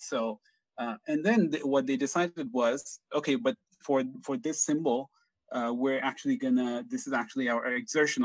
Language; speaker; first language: English; non-native, local second language; Bangla